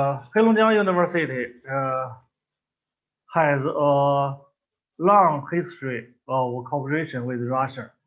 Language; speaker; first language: English; non-native, learner; Chinese